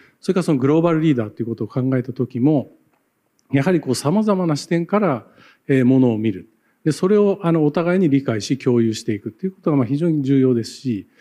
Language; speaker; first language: Japanese; native; Japanese